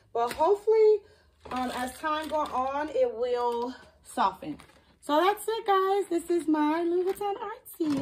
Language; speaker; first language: English; native; English